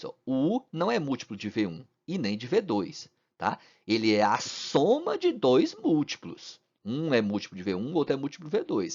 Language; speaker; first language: Portuguese; native; Portuguese